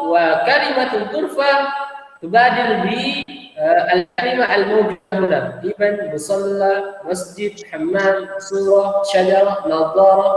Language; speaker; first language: Arabic; non-native, fluent; Indonesian